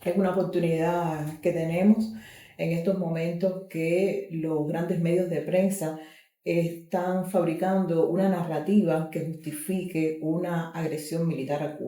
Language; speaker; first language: Spanish; native; Spanish